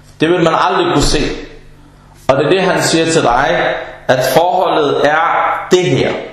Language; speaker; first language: Danish; non-native, fluent; Arabic